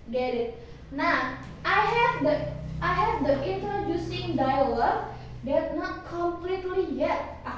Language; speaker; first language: English; non-native, fluent; Indonesian